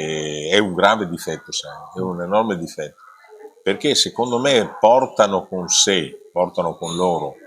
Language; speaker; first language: Italian; native; Italian